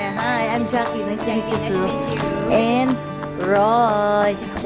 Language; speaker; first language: English; non-native, local second language; Filipino